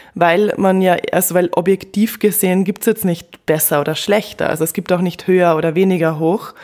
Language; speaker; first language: German; native; German